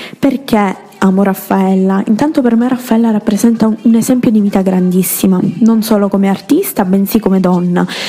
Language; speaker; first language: Italian; native; Italian